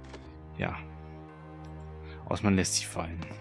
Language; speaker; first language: German; native; German